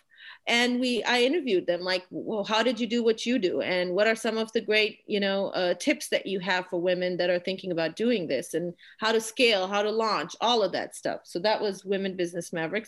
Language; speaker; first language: English; non-native, local second language; Urdu